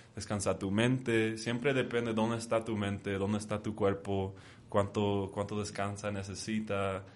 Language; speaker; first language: Spanish; early bilingual, heritage; Spanish